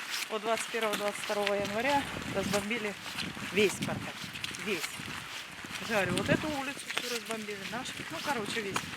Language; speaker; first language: Russian; native; Russian